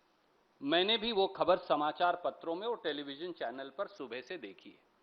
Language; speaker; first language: Hindi; native; Hindi